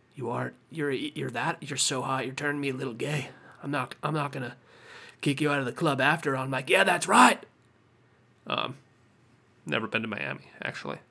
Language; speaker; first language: English; native; English